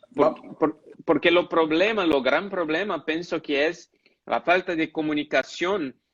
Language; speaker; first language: Spanish; non-native, fluent; Portuguese